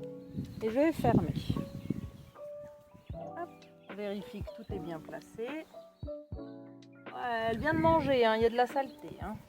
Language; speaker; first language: French; native; French